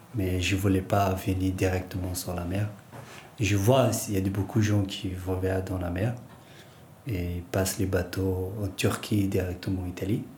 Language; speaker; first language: French; non-native, learner; Persian